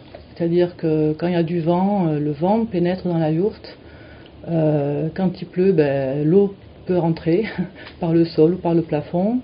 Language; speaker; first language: French; native; French